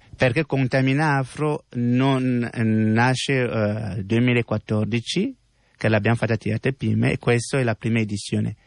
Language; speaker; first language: Italian; non-native, learner; French